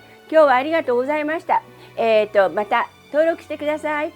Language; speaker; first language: Japanese; early bilingual, other home language; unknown